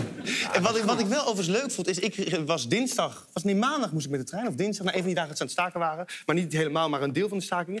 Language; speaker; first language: Dutch; native; Dutch